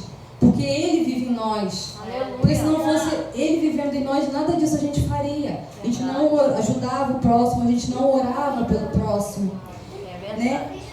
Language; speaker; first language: Portuguese; native; Portuguese